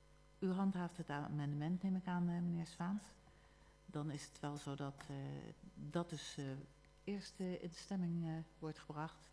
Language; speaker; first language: Dutch; native; Dutch